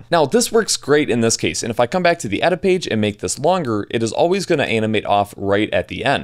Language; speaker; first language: English; native; English